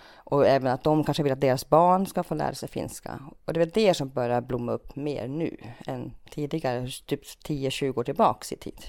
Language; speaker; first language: Swedish; early bilingual, other home language; Finnish